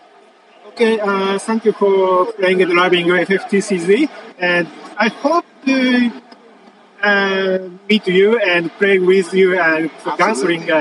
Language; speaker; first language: English; non-native, learner; Japanese